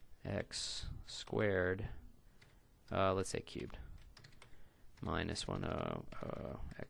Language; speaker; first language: English; native; English